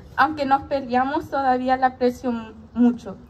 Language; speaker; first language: Spanish; early bilingual, heritage; Spanish